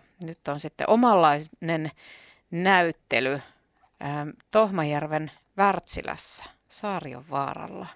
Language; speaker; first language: Finnish; native; Finnish